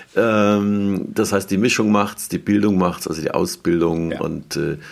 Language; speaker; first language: German; native; German